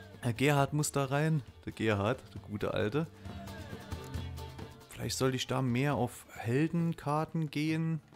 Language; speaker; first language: German; native; German